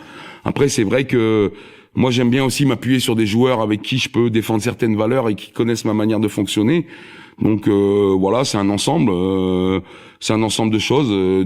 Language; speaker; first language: French; native; French